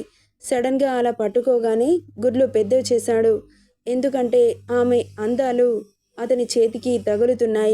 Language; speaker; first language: Telugu; native; Telugu